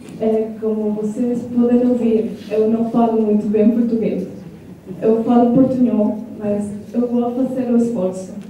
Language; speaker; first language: Portuguese; non-native, learner; Spanish